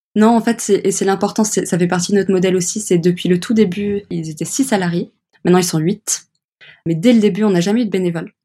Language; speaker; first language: French; early bilingual, other home language; English